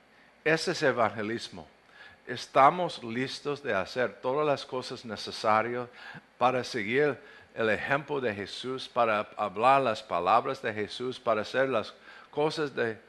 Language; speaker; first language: Spanish; non-native, fluent; English